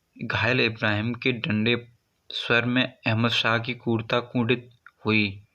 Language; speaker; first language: Hindi; native; Hindi